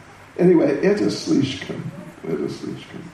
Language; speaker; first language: Russian; non-native, learner; English